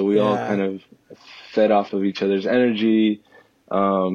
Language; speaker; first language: English; early bilingual, other home language; Spanish